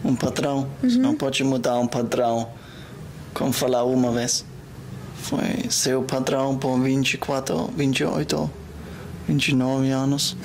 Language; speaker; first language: Portuguese; non-native, learner; German